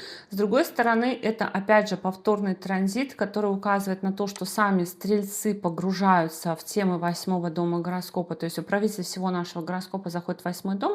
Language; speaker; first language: Russian; native; Russian